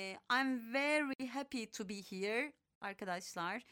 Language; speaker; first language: English; non-native, fluent; Turkish